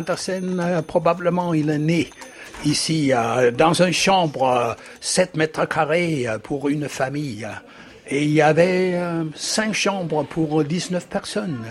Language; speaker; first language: French; non-native, fluent; Danish